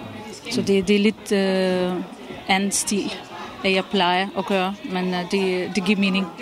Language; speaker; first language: Danish; non-native, fluent; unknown